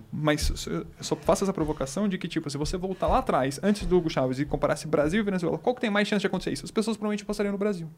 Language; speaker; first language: Portuguese; native; Portuguese